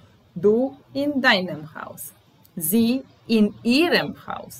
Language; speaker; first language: German; non-native, fluent; Serbian